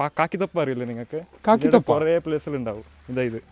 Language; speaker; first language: Malayalam; non-native, local second language; Kannada